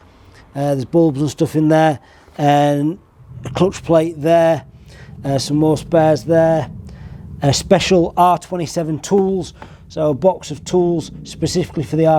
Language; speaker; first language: English; native; English